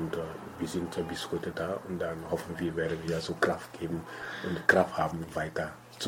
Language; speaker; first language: German; non-native, learner; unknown